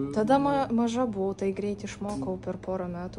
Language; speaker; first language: Lithuanian; early bilingual, other home language; Tajik